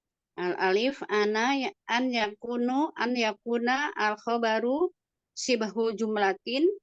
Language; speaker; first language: Arabic; non-native, learner; Indonesian